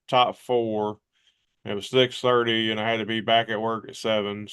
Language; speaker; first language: English; native; English